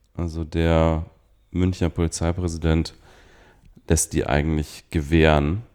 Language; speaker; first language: German; native; German